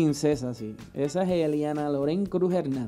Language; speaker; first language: Spanish; native; Spanish